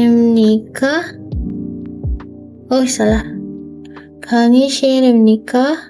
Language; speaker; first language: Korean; non-native, fluent; Indonesian